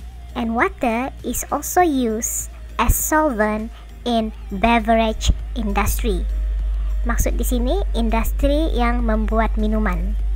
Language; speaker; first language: English; non-native, local second language; Malay